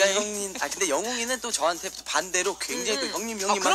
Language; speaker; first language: Korean; native; Korean